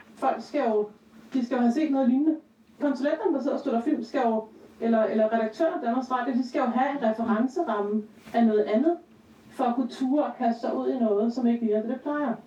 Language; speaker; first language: Danish; native; Danish